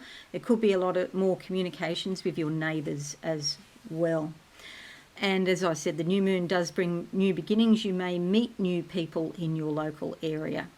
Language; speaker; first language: English; native; English